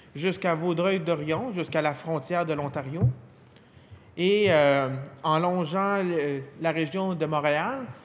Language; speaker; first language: French; native; French